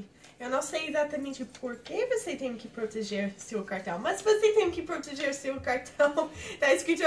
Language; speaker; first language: Portuguese; non-native, fluent; English